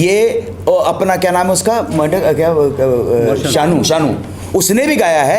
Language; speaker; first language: Hindi; native; Hindi